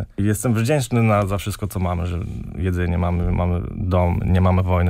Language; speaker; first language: Polish; early bilingual, other home language; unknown